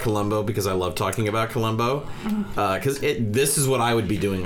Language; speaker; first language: English; native; English